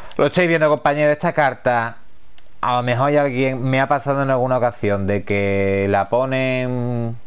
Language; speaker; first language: Spanish; native; Spanish